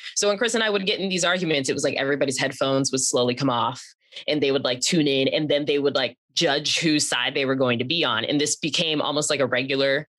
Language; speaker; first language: English; native; English